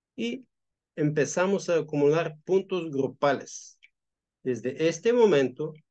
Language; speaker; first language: Spanish; non-native, fluent; Bulgarian